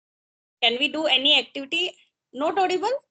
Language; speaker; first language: English; non-native, local second language; Hindi